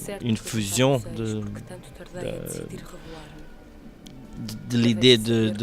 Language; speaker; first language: French; non-native, fluent; Portuguese